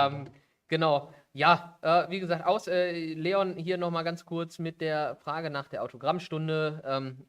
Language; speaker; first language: German; native; German